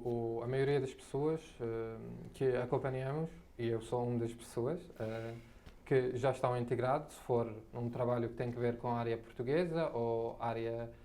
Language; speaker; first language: Portuguese; non-native, fluent; Arabic